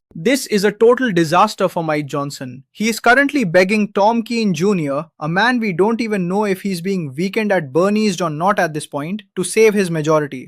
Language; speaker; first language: English; native; English